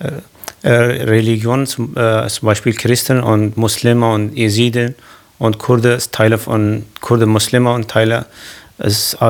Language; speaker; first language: German; non-native, learner; Kurdish